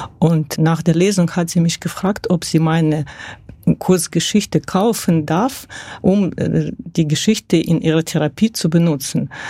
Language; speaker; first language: German; non-native, fluent; Russian